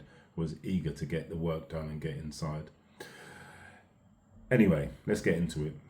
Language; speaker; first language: English; native; English